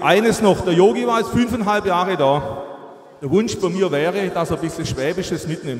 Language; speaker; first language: German; native; German